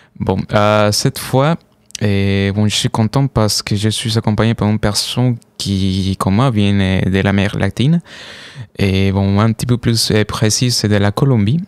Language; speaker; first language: French; non-native, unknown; Spanish